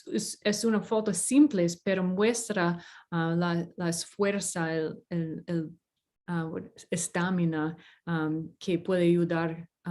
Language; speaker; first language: Spanish; non-native, fluent; English